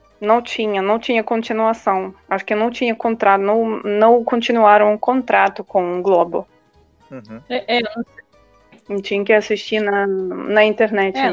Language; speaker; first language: Portuguese; non-native, fluent; Russian